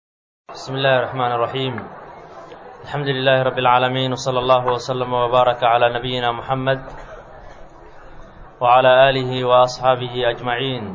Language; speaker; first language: Arabic; non-native, fluent; Somali